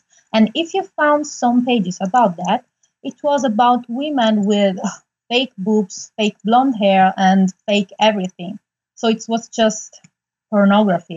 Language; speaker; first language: English; non-native, fluent; Italian